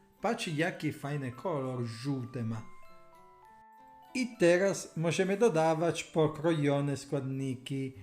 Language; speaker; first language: Polish; non-native, learner; Italian